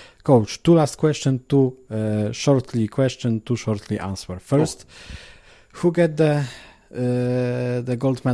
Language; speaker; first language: English; non-native, learner; Polish